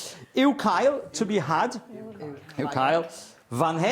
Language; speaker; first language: Welsh; non-native, fluent; English